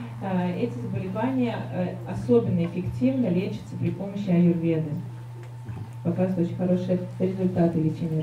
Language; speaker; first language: Russian; native; Russian